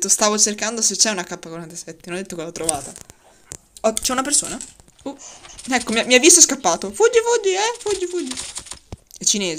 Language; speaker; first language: Italian; native; Italian